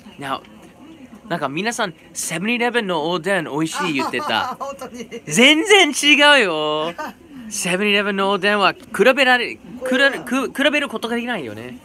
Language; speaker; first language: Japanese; non-native, learner; English